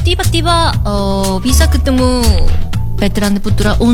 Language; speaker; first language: Indonesian; non-native, learner; Korean